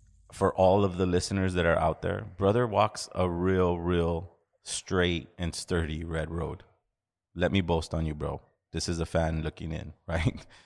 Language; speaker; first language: English; early bilingual, other home language; Spanish